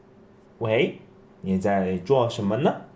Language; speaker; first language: Chinese; non-native, fluent; English